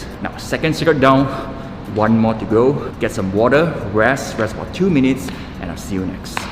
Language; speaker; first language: English; non-native, local second language; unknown